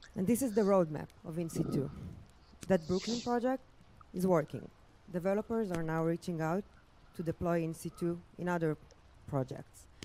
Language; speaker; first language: English; non-native, fluent; Hebrew